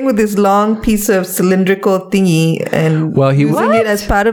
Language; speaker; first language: English; non-native, local second language; Tamil